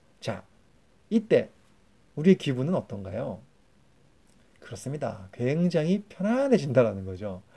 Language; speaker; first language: Korean; native; Korean